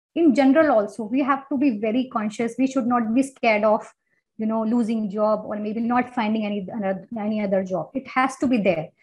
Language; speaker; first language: English; non-native, local second language; Hindi